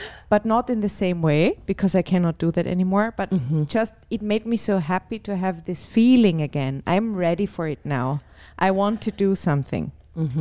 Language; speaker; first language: English; non-native, fluent; German